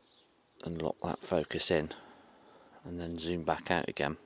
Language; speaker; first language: English; native; English